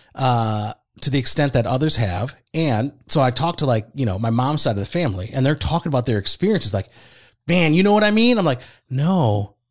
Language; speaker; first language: English; early bilingual, other home language; Spanish